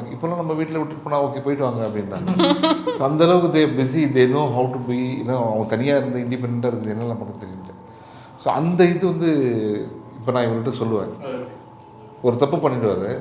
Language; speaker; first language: Tamil; native; Tamil